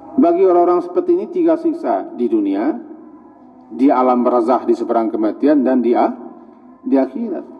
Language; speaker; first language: Malay; non-native, local second language; Minangkabau